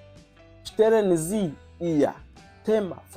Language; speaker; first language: German; non-native, fluent; Kinyarwanda